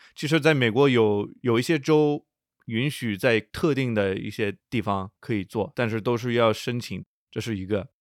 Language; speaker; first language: Chinese; non-native, fluent; English